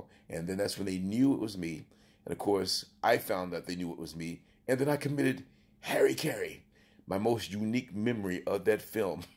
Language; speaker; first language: English; native; English